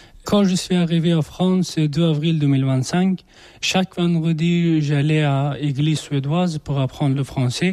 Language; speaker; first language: French; non-native, learner; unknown